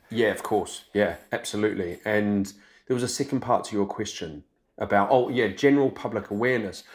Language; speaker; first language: English; native; English